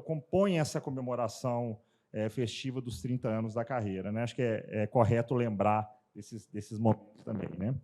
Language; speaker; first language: Portuguese; native; Portuguese